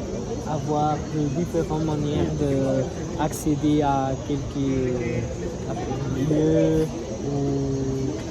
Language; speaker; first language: French; non-native, learner; Spanish